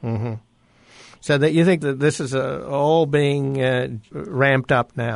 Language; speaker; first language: English; native; English